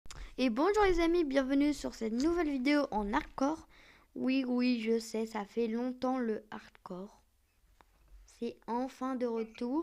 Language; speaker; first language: French; native; French